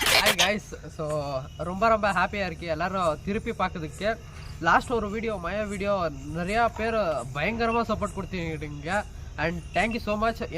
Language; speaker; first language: Tamil; non-native, local second language; Kannada